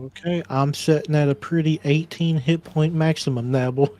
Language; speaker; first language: English; native; English